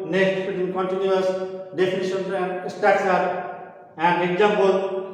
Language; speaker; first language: English; non-native, local second language; Bangla